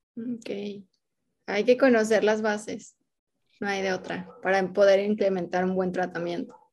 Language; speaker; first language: Spanish; native; Spanish